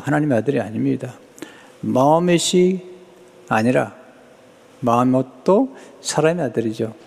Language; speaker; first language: Korean; native; Korean